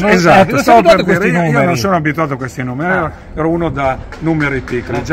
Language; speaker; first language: Italian; native; Italian